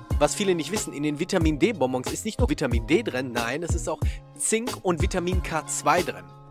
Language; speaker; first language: German; native; German